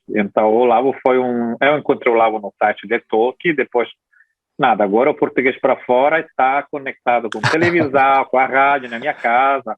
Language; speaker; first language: Portuguese; non-native, fluent; Italian